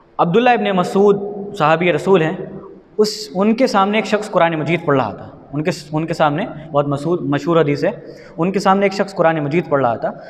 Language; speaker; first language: Urdu; native; Urdu